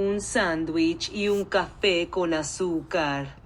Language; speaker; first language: Spanish; non-native, learner; English